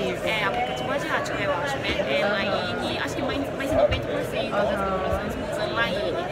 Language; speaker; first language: Portuguese; non-native, learner; Japanese